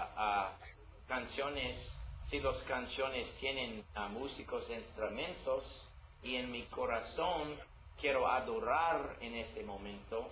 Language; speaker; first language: Spanish; non-native, learner; English